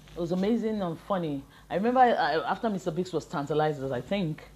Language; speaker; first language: English; non-native, local second language; Yoruba